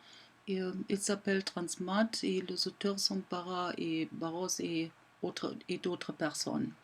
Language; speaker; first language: French; non-native, fluent; German